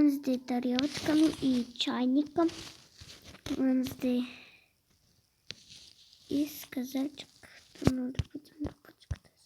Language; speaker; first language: Russian; non-native, local second language; Kazakh